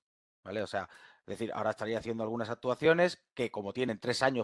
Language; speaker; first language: Spanish; native; Spanish